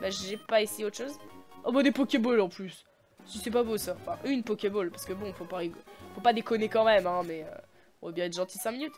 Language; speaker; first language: French; native; French